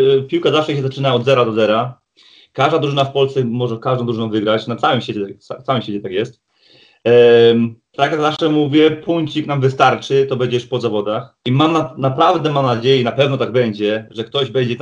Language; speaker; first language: Polish; early bilingual, heritage; Polish